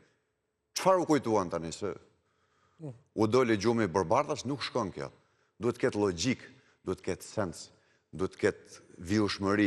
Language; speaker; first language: Albanian; native; Albanian